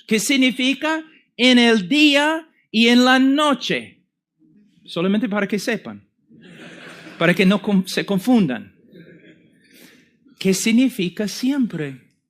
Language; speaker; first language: Spanish; non-native, fluent; English